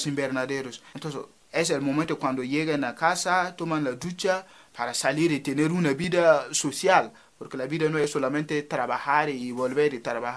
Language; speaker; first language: Spanish; non-native, fluent; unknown